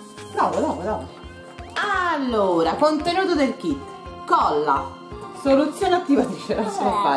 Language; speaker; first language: Italian; native; Italian